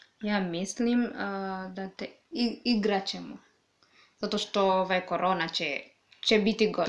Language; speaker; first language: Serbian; non-native, learner; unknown